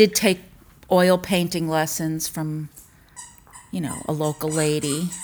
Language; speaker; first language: English; native; English